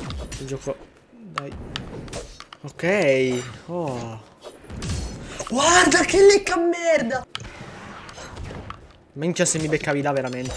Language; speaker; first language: Italian; native; Italian